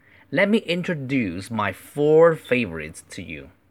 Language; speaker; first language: English; non-native, fluent; Chinese